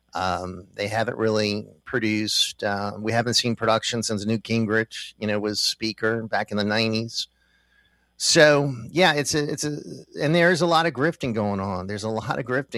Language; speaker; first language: English; native; English